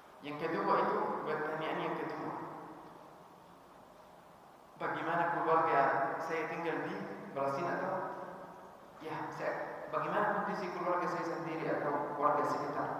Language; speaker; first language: Indonesian; non-native, fluent; Arabic